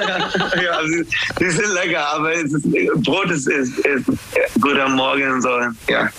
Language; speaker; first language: German; non-native, fluent; English